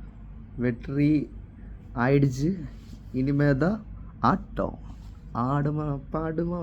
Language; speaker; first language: Tamil; non-native, local second language; Malayalam